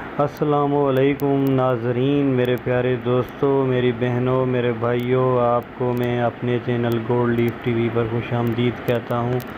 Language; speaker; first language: Urdu; non-native, local second language; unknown